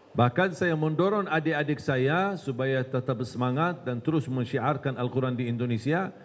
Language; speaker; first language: Malay; non-native, fluent; Arabic